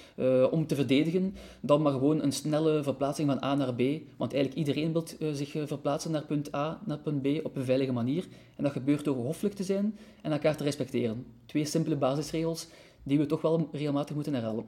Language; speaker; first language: Dutch; native; Dutch